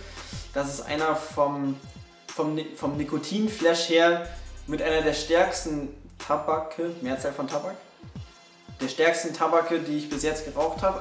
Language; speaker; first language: German; native; German